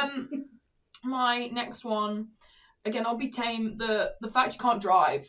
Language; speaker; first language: English; native; English